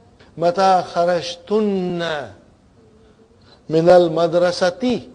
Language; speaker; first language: Arabic; non-native, fluent; English